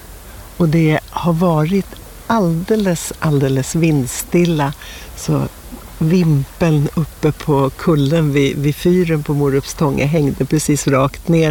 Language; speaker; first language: Swedish; native; Swedish